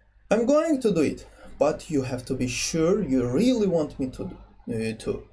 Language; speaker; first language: English; non-native, fluent; Azerbaijani